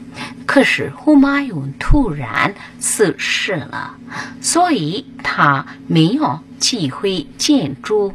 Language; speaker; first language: Chinese; non-native, learner; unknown